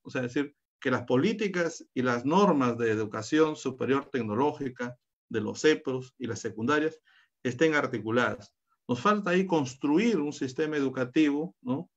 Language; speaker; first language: Spanish; native; Spanish